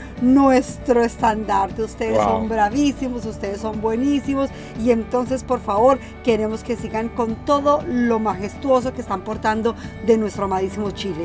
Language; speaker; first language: Spanish; native; Spanish